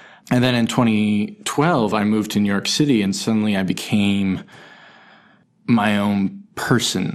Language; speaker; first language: English; native; English